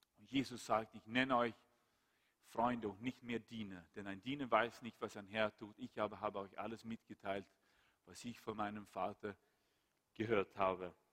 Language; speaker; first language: German; non-native, fluent; Swedish